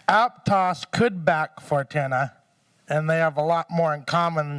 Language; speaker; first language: English; native; English